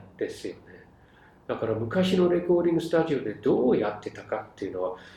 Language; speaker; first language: Japanese; non-native, fluent; English